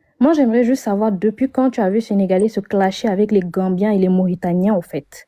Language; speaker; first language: French; non-native, local second language; Wolof